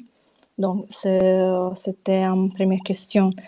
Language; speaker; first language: French; non-native, fluent; Italian